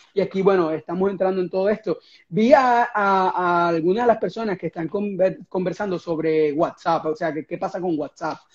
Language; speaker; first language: Spanish; native; Spanish